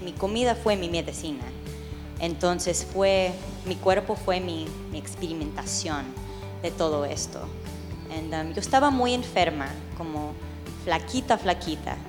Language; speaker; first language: Spanish; early bilingual, heritage; English